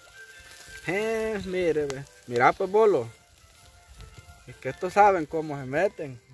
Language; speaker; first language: Spanish; native; Spanish